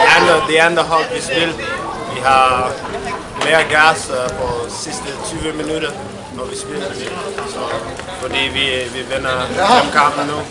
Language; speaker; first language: Danish; non-native, learner; English